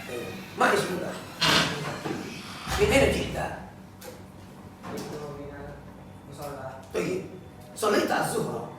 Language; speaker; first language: Arabic; non-native, learner; Indonesian